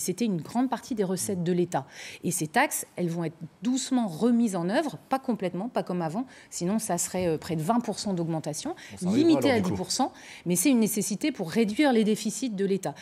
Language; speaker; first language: French; native; French